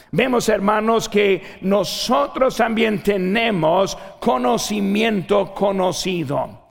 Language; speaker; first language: Spanish; non-native, fluent; English